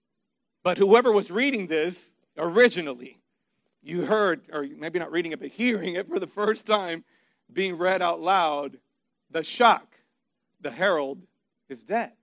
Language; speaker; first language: English; native; English